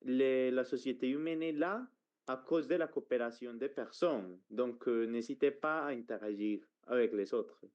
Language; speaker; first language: French; non-native, fluent; Spanish